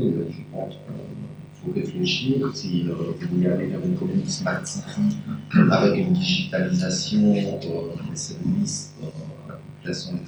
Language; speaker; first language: French; native; French